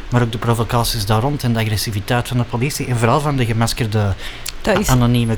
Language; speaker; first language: Dutch; native; Dutch